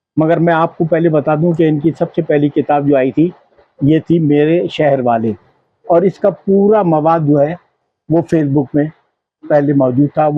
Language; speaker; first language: Urdu; native; Urdu